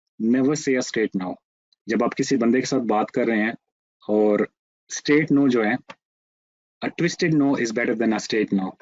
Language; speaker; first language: Urdu; native; Urdu